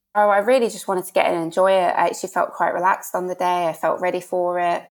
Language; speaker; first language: English; native; English